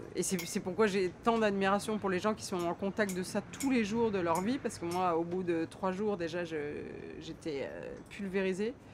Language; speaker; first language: French; native; French